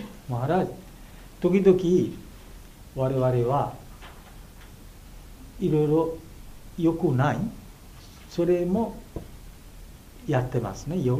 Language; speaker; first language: Japanese; non-native, fluent; Bangla